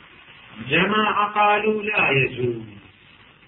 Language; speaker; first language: Arabic; native; Arabic